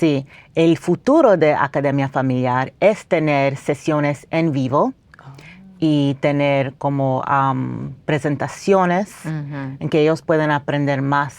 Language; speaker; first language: Spanish; non-native, fluent; English